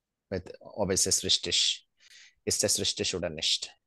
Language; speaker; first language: English; non-native, local second language; Hindi